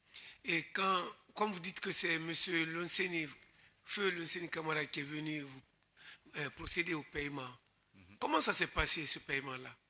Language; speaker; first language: French; native; French